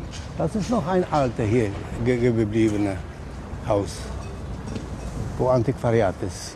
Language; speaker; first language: German; non-native, fluent; Polish